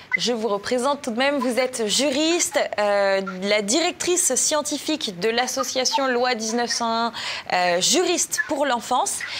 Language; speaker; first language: French; native; French